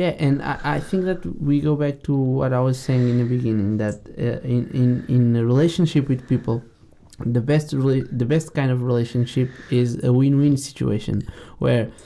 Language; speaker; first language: English; non-native, fluent; Portuguese